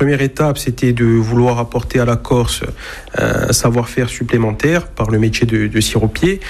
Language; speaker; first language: French; native; French